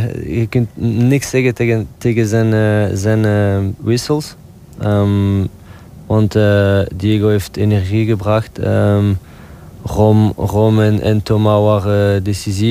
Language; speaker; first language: Dutch; non-native, local second language; French